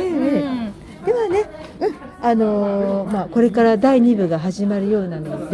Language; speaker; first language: Japanese; native; Japanese